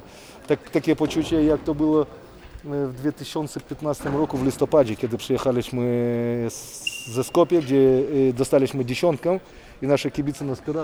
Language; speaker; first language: Polish; non-native, fluent; Russian